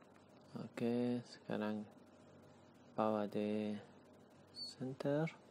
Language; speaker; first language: Indonesian; non-native, learner; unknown